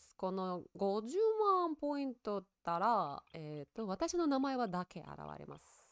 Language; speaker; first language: Japanese; non-native, learner; Russian